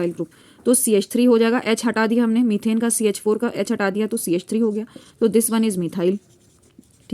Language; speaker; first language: Hindi; native; Hindi